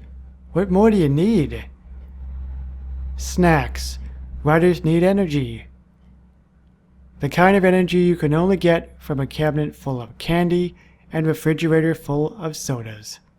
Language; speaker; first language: English; native; English